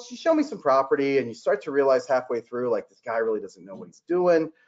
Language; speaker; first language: English; native; English